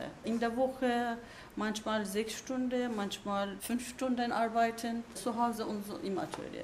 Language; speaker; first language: German; non-native, learner; Turkish